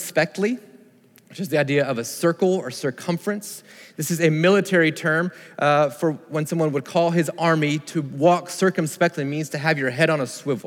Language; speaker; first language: English; native; English